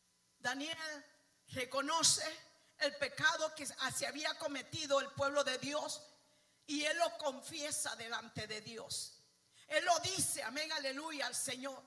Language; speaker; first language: Spanish; native; Spanish